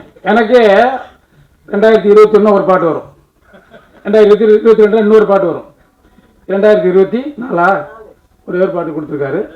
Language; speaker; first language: Tamil; native; Tamil